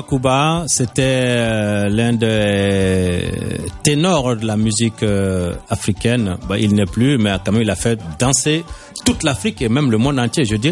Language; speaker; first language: French; non-native, local second language; Bambara